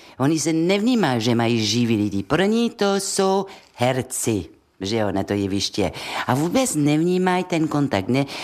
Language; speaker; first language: Czech; non-native, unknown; French